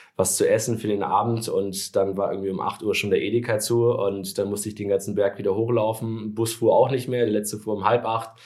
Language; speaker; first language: German; native; German